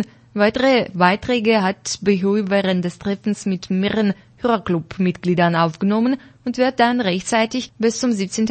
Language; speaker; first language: German; non-native, fluent; Russian